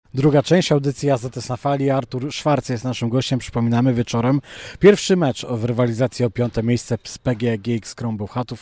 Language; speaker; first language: Polish; native; Polish